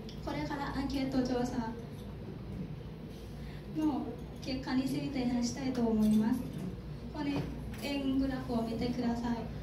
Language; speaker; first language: Japanese; non-native, learner; Thai